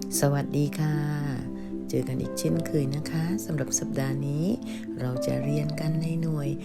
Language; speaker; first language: Thai; native; Thai